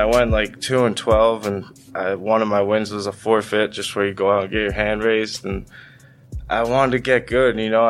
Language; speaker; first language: English; native; English